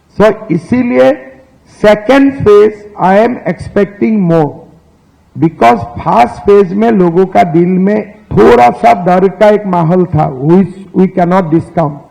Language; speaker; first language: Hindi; non-native, local second language; Assamese